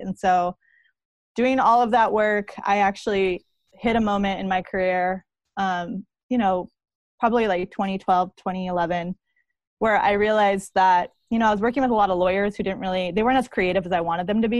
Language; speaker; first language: English; native; English